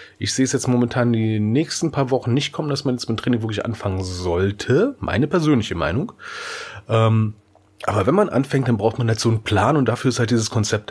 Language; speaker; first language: German; native; German